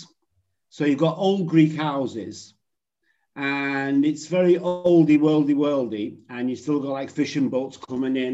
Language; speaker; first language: English; native; English